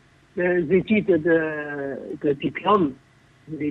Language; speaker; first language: French; non-native, fluent; Chinese